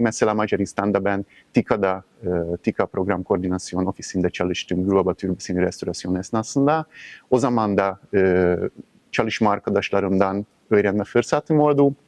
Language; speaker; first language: Turkish; non-native, fluent; Hungarian